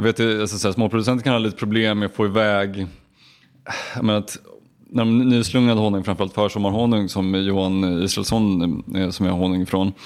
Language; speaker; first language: Swedish; native; Swedish